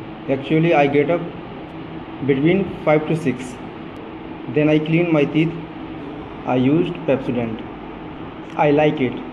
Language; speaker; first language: English; non-native, learner; Hindi